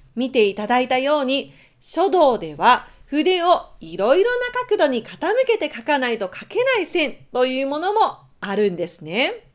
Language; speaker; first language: Japanese; native; Japanese